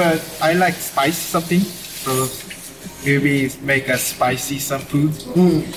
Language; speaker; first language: English; non-native, learner; Korean